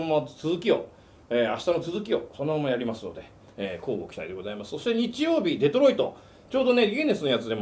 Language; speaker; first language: Japanese; native; Japanese